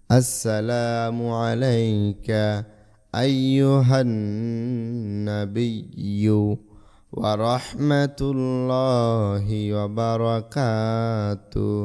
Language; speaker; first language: Arabic; non-native, learner; Bangla